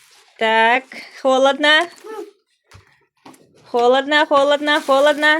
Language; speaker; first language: Russian; non-native, local second language; Kazakh